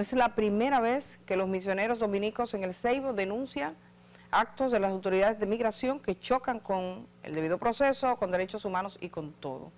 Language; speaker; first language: Spanish; native; Spanish